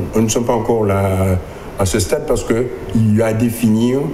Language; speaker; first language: French; native; French